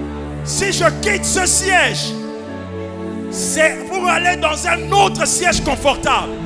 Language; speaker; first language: French; non-native, local second language; Lingala